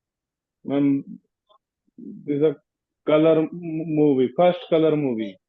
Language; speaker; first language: English; non-native, learner; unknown